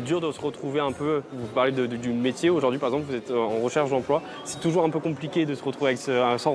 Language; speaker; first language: French; native; French